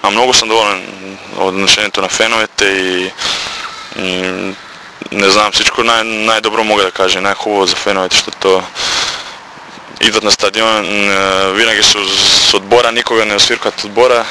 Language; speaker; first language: Bulgarian; non-native, learner; Croatian